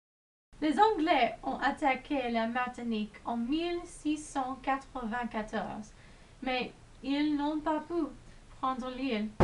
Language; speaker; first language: French; non-native, learner; English